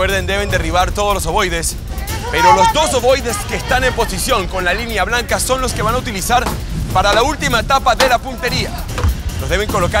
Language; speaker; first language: Spanish; native; Spanish